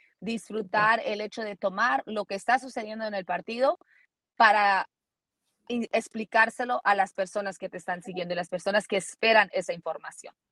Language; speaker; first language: Spanish; early bilingual, heritage; Spanish